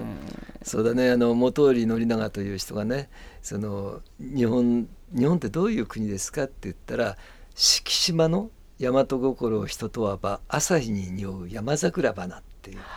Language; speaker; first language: Japanese; native; Japanese